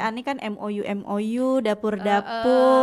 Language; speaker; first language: Indonesian; native; Indonesian